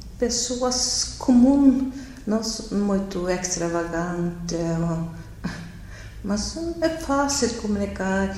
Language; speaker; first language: Portuguese; non-native, learner; Norwegian